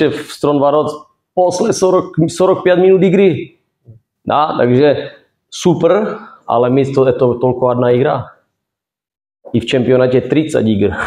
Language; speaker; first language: Russian; non-native, fluent; Czech